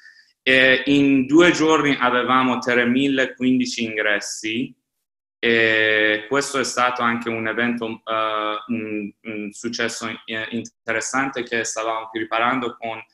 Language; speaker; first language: Italian; non-native, fluent; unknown